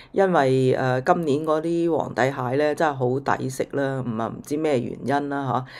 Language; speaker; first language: Cantonese; native; Cantonese